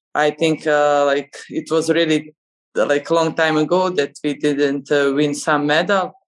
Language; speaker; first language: English; non-native, fluent; Serbian